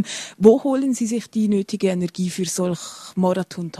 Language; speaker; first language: German; native; German